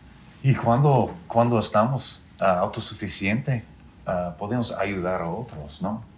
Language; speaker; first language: Spanish; non-native, fluent; English